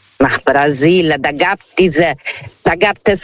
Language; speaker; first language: German; non-native, fluent; Portuguese